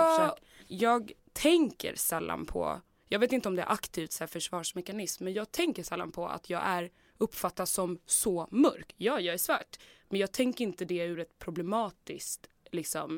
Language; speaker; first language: Swedish; native; Swedish